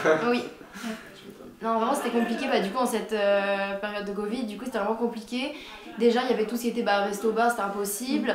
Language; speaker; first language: French; native; French